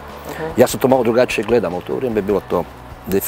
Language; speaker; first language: Croatian; native; Croatian